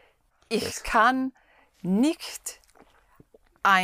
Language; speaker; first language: German; non-native, learner; English